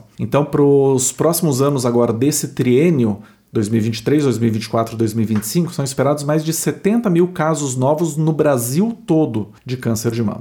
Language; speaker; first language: Portuguese; native; Portuguese